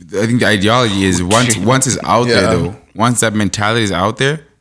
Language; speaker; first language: English; non-native, local second language; Shona